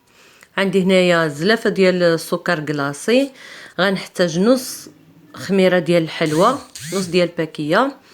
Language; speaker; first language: Arabic; native; Arabic